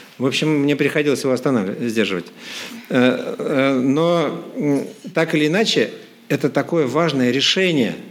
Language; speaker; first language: Russian; native; Russian